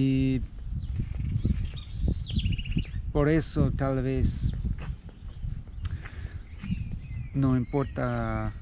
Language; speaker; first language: Spanish; non-native, learner; English